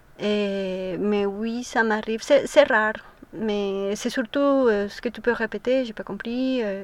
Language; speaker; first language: French; non-native, fluent; Spanish